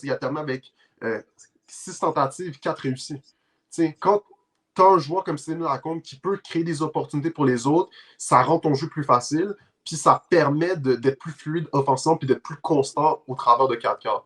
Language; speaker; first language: French; native; French